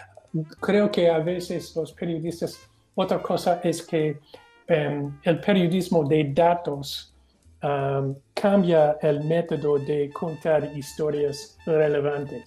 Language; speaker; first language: Spanish; non-native, fluent; English